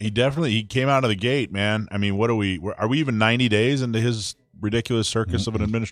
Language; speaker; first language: English; native; English